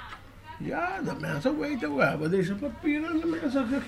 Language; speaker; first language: Dutch; non-native, local second language; Papiamento